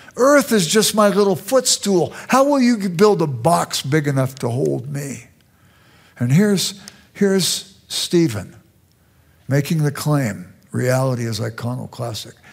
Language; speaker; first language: English; native; English